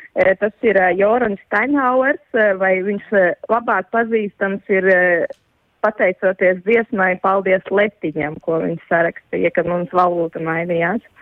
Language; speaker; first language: Latvian; early bilingual, heritage; Latvian